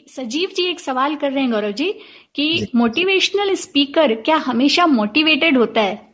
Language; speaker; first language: Hindi; non-native, local second language; Bhojpuri